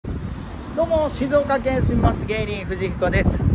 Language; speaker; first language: Japanese; native; Japanese